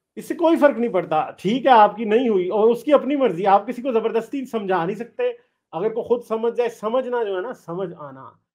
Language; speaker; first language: Urdu; native; Urdu